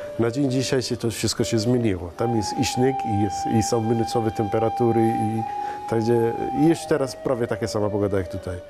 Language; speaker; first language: Polish; non-native, fluent; Arabic